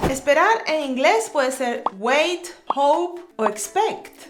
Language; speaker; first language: Spanish; native; Spanish